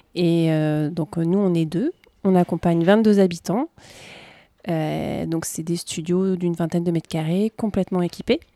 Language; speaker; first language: French; native; French